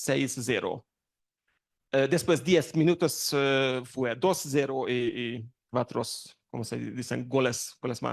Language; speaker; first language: Spanish; non-native, learner; Hungarian